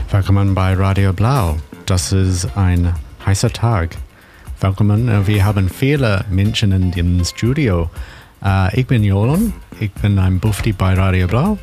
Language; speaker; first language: German; non-native, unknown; English